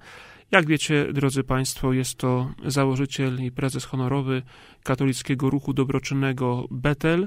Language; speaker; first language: Polish; native; Polish